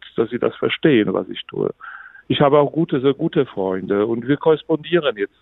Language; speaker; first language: German; non-native, fluent; Polish